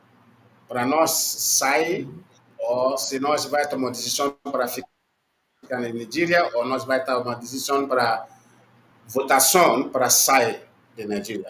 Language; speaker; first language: Portuguese; non-native, learner; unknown